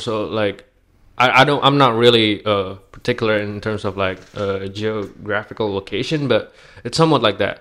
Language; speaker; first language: English; non-native, fluent; Indonesian